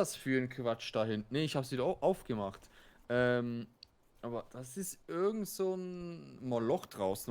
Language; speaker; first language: German; native; German